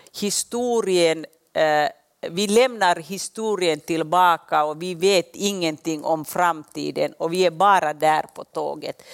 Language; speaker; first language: Swedish; non-native, local second language; Finnish